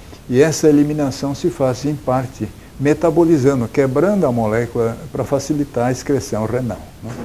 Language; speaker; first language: Portuguese; early bilingual, other home language; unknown